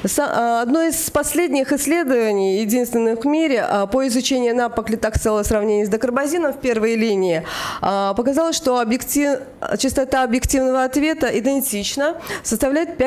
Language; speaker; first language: Russian; native; Russian